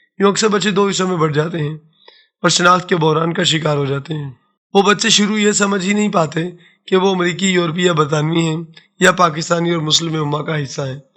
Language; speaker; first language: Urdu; non-native, local second language; Saraiki